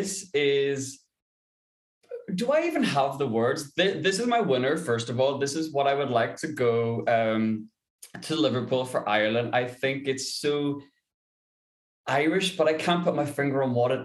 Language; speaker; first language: English; native; English